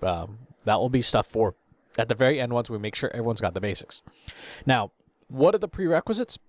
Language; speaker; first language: English; native; English